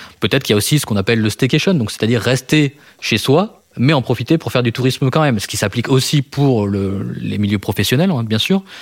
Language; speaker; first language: French; native; French